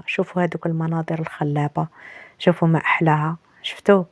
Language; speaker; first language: Arabic; native; Arabic